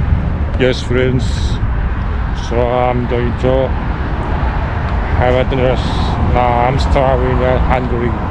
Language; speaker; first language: English; non-native, learner; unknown